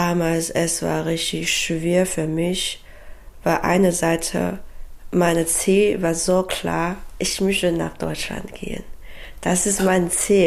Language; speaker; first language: German; non-native, learner; Chinese